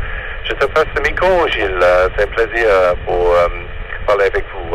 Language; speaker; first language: French; non-native, learner; English